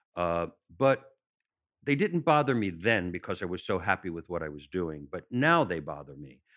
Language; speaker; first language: English; native; English